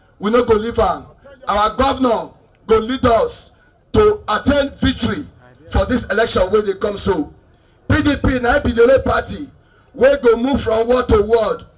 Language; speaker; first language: Nigerian Pidgin; non-native, local second language; Esan